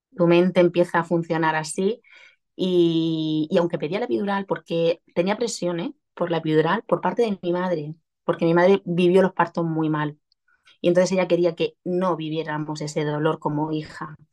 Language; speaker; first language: Spanish; native; Spanish